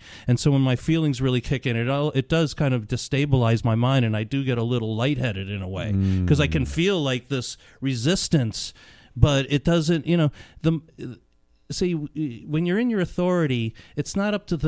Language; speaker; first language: English; native; English